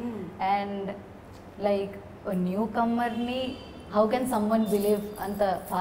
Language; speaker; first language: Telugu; non-native, learner; Malayalam